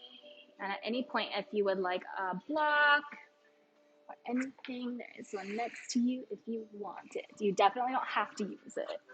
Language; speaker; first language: English; native; English